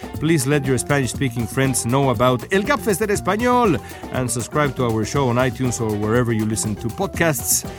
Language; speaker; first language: English; non-native, fluent; Spanish